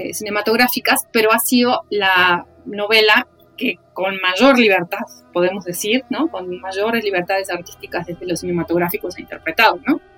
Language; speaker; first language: Spanish; native; Spanish